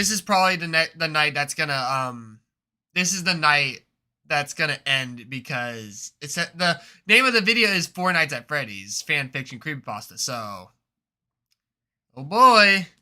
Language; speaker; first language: English; native; English